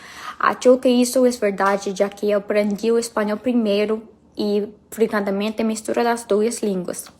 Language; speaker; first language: Portuguese; non-native, fluent; English